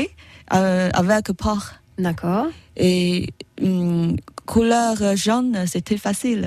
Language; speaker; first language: French; non-native, learner; Chinese